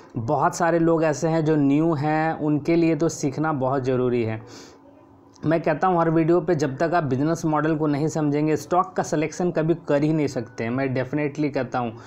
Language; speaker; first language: Hindi; native; Hindi